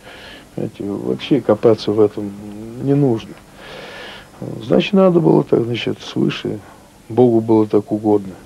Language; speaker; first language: Russian; native; Russian